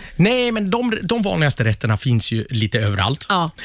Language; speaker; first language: Swedish; native; Swedish